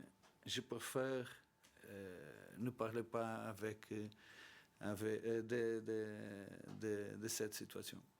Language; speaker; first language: French; non-native, learner; Portuguese